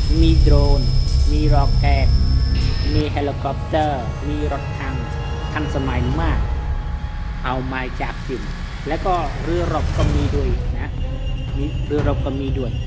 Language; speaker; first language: Thai; native; Thai